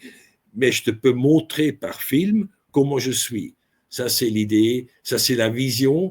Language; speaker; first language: French; non-native, local second language; German